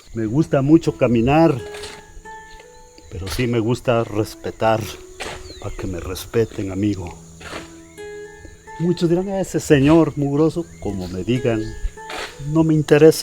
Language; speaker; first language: Spanish; native; Spanish